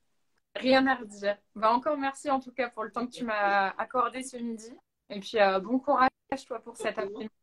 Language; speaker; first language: French; native; French